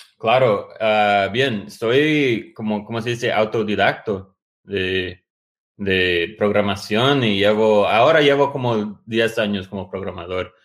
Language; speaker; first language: Spanish; non-native, fluent; English